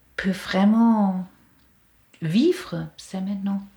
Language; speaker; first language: French; non-native, fluent; German